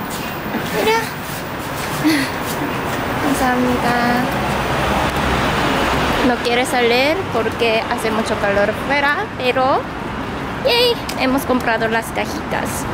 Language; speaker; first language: Spanish; non-native, fluent; Korean